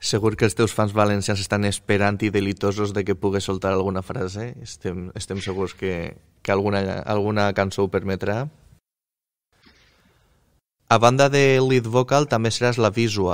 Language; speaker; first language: Catalan; native; Catalan